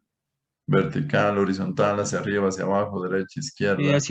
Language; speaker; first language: Spanish; native; Spanish